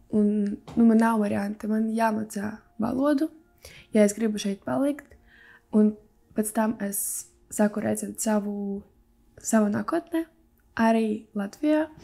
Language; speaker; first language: Latvian; early bilingual, other home language; Ukrainian